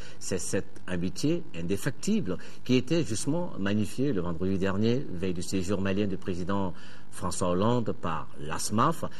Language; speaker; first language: French; non-native, local second language; Bambara